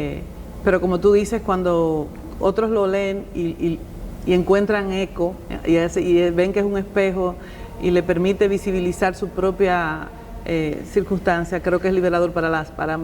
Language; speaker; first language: Spanish; native; Spanish